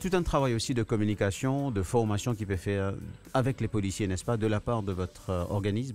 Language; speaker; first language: French; non-native, local second language; Morisyen